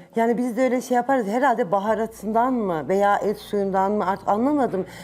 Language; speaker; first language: Turkish; native; Turkish